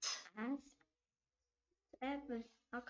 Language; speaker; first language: English; non-native, learner; Vietnamese